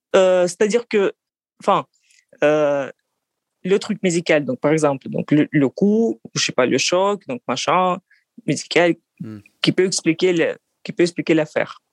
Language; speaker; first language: French; non-native, fluent; Russian